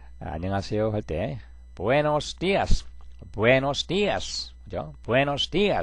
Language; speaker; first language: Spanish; non-native, fluent; Korean